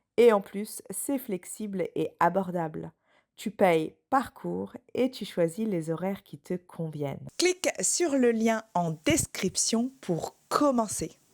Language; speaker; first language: French; native; French